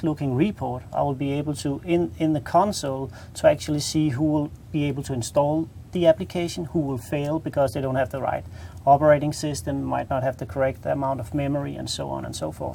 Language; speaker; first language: English; non-native, fluent; Danish